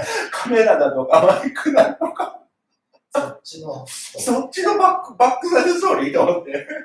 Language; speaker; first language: Japanese; native; Japanese